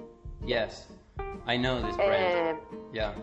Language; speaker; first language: English; non-native, fluent; Spanish